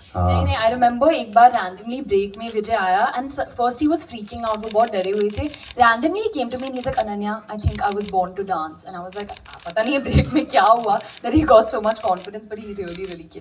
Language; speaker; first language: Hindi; native; Hindi